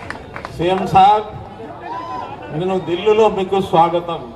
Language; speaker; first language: Telugu; non-native, learner; Hindi